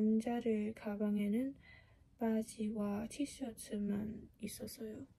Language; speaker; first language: Korean; non-native, learner; Chinese